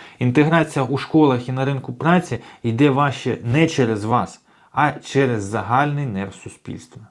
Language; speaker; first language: Ukrainian; native; Ukrainian